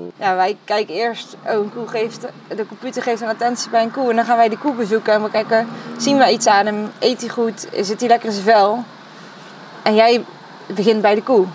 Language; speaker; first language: Dutch; native; Dutch